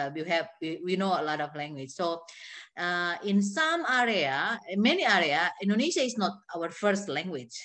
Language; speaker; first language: English; non-native, learner; Indonesian